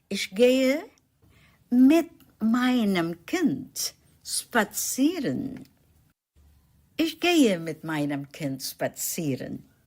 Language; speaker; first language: German; non-native, fluent; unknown